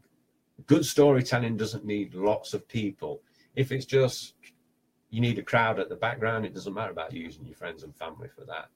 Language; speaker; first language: English; native; English